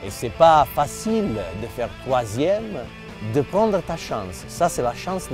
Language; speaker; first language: French; non-native, fluent; Italian